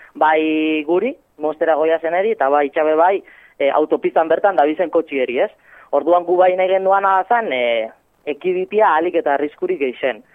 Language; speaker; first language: Basque; native; Basque